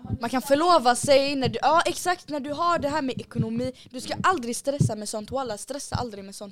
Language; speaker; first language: Swedish; early bilingual, other home language; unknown